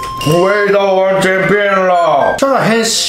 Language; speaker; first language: Chinese; non-native, learner; Japanese